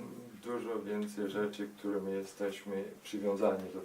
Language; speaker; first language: Polish; early bilingual, heritage; Polish